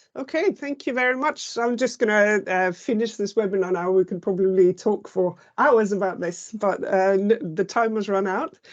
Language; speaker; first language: English; non-native, fluent; Norwegian